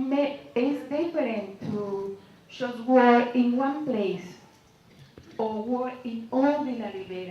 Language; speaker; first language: English; non-native, learner; Spanish